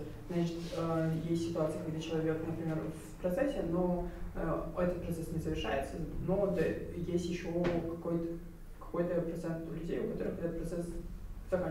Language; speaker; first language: Russian; native; Russian